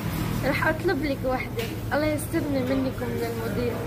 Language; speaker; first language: Arabic; native; Arabic